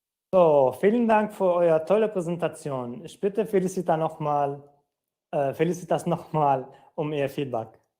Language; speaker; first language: German; non-native, fluent; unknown